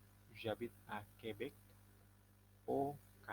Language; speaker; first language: French; non-native, fluent; Indonesian